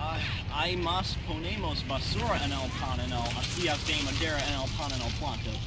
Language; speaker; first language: Spanish; non-native, learner; English